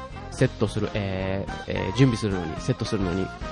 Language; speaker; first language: Japanese; native; Japanese